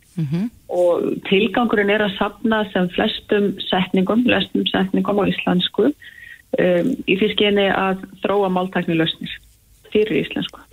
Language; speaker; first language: Icelandic; native; Icelandic